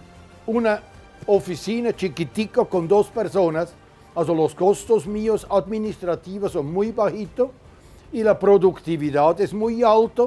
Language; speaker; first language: Spanish; non-native, fluent; German